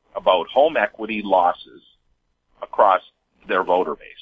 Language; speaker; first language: English; native; English